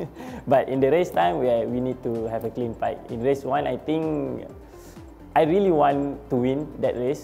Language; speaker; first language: English; non-native, learner; Malay